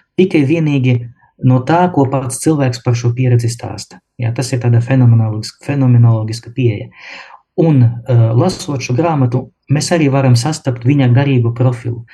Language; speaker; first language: Latvian; non-native, local second language; Russian